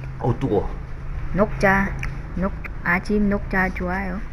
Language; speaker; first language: Korean; non-native, learner; Vietnamese